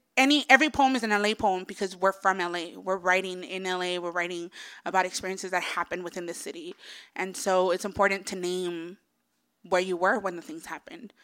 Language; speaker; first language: English; early bilingual, other home language; Spanish